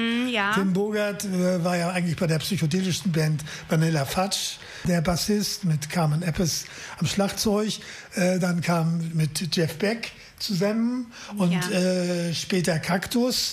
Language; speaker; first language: German; native; German